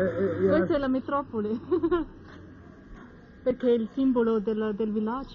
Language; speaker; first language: Italian; non-native, learner; German